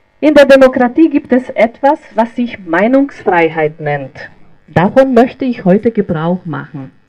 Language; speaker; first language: German; non-native, fluent; Bosnian